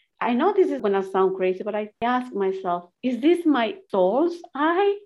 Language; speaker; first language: English; non-native, fluent; Spanish